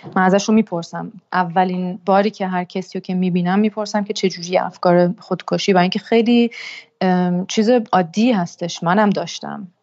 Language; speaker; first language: Persian; early bilingual, heritage; Persian